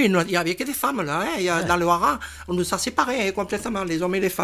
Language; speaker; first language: French; non-native, fluent; Catalan